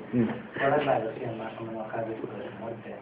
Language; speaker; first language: Spanish; native; Spanish